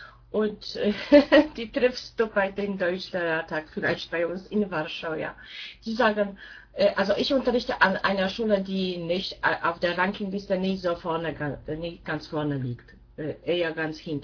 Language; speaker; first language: German; non-native, fluent; Polish